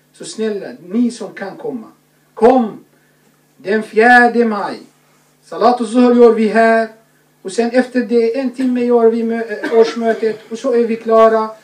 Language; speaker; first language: Swedish; non-native, fluent; Arabic